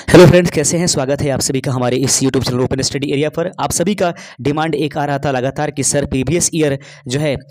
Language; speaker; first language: Hindi; native; Hindi